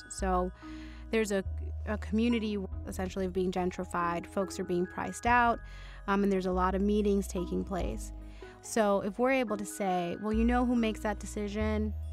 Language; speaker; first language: English; native; English